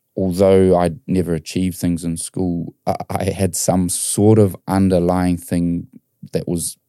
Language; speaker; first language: English; native; English